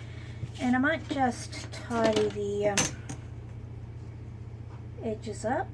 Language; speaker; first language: English; native; English